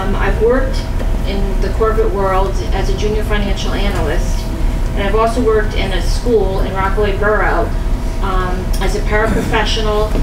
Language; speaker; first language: English; native; English